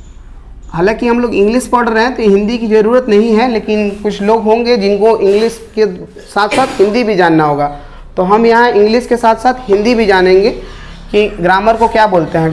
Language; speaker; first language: Hindi; native; Hindi